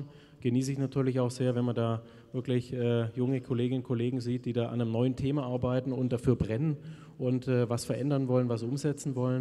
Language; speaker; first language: German; native; German